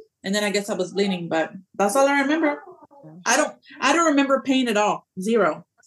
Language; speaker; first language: English; early bilingual, other home language; Spanish